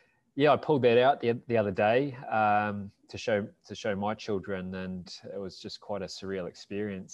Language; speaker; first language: English; native; English